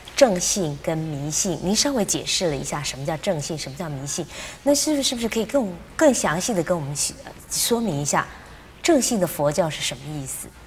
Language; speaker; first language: Chinese; native; Chinese